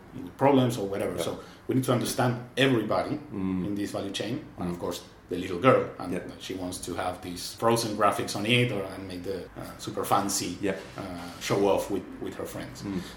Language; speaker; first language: English; non-native, fluent; Spanish